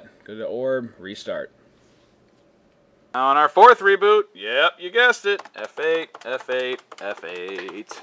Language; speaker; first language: English; native; English